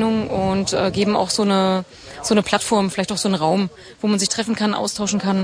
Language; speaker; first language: German; native; German